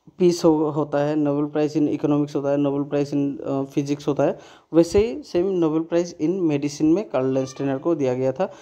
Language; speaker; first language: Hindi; non-native, local second language; Bangla